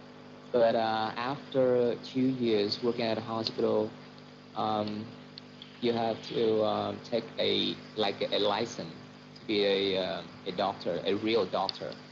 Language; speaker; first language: English; non-native, learner; Vietnamese